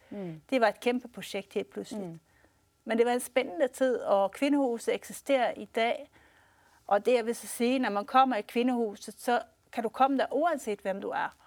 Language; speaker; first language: Danish; early bilingual, heritage; Swedish